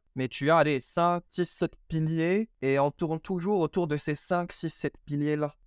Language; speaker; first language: French; non-native, local second language; Arabic